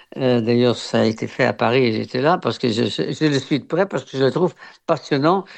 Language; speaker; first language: French; non-native, fluent; Dutch